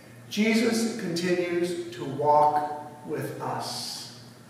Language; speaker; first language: English; native; English